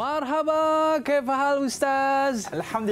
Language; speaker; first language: Arabic; non-native, fluent; Malay